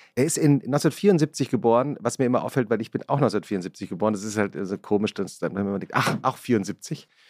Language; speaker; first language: German; native; German